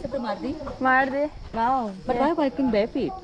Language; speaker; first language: English; non-native, fluent; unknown